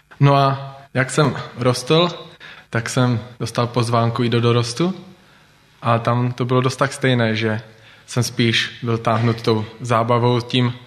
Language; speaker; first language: Czech; native; Czech